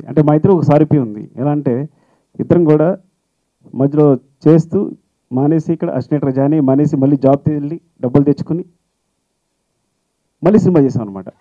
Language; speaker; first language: Telugu; native; Telugu